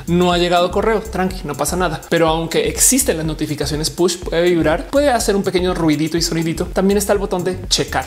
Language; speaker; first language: Spanish; native; Spanish